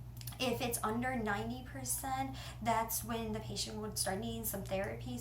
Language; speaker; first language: English; native; English